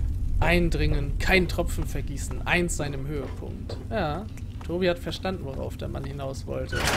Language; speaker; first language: German; native; German